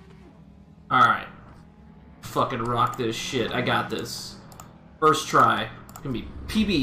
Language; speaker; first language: English; native; English